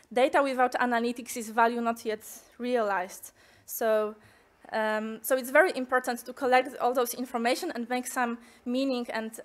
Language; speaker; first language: English; non-native, fluent; Polish